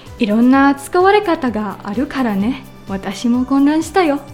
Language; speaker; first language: Japanese; non-native, learner; Filipino